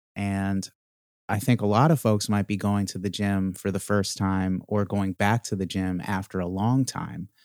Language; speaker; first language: English; native; English